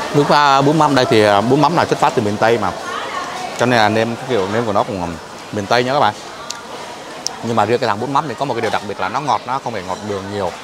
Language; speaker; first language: Vietnamese; native; Vietnamese